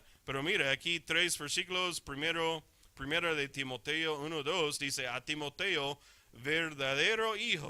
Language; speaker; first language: Spanish; non-native, fluent; English